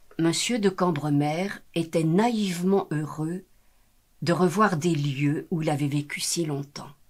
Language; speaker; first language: French; native; French